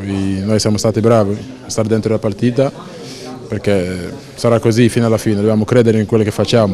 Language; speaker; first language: Italian; non-native, fluent; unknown